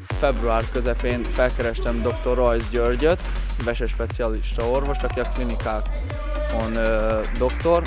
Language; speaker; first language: Hungarian; native; Hungarian